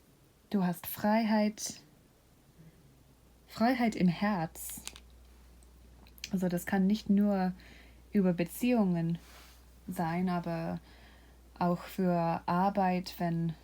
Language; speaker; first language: German; non-native, fluent; English